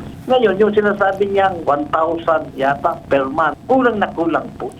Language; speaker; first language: Filipino; native; Filipino